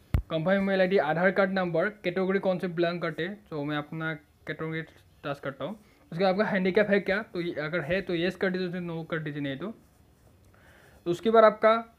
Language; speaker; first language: Hindi; non-native, local second language; Assamese